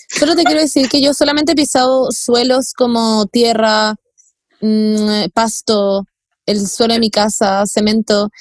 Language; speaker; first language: Spanish; native; Spanish